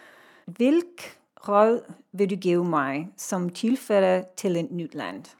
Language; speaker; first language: Danish; non-native, learner; English